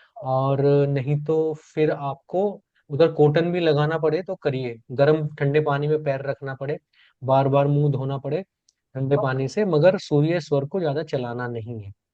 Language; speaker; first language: Hindi; native; Hindi